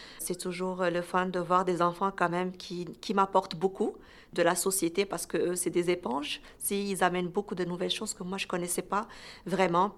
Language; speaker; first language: French; non-native, local second language; Arabic